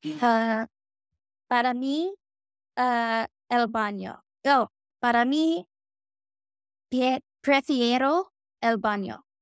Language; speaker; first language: Spanish; non-native, learner; English